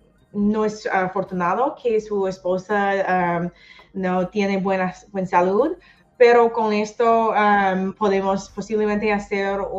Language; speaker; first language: Spanish; non-native, learner; English